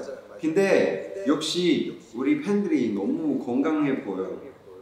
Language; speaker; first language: Korean; non-native, learner; Cantonese